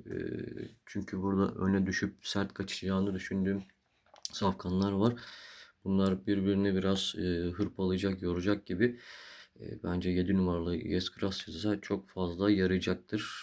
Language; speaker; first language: Turkish; native; Turkish